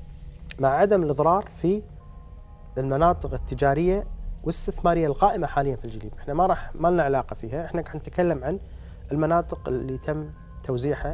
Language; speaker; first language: Arabic; native; Arabic